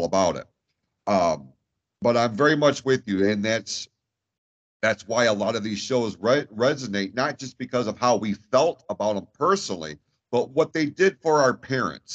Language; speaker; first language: English; native; English